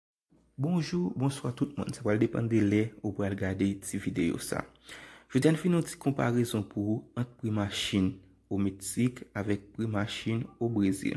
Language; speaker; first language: French; non-native, local second language; Haitian Creole